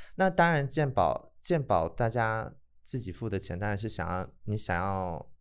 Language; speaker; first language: Chinese; native; Chinese